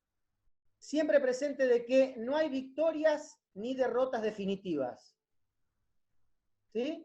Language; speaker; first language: Spanish; native; Spanish